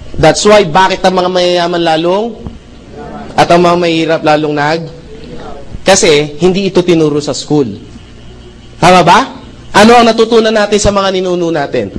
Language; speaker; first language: Filipino; non-native, local second language; Cebuano